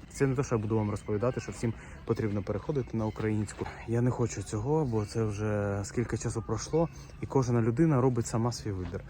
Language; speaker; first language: Ukrainian; non-native, local second language; Russian